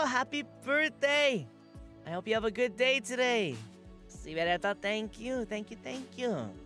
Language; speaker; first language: English; native; English